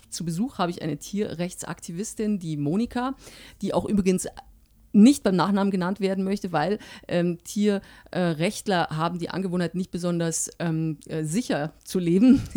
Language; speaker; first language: German; native; German